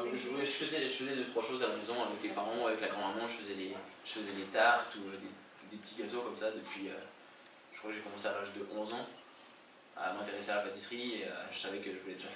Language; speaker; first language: French; native; French